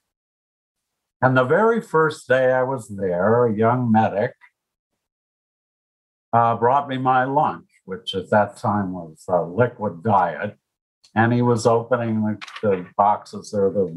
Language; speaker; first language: English; native; English